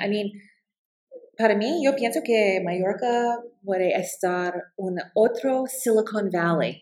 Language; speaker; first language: Spanish; non-native, learner; English